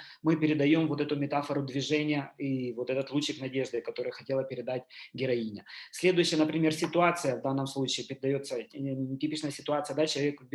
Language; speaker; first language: Russian; native; Russian